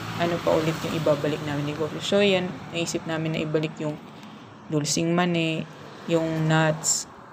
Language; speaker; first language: Filipino; native; Filipino